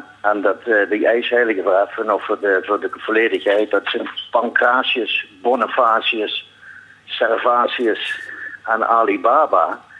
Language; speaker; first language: Dutch; native; Dutch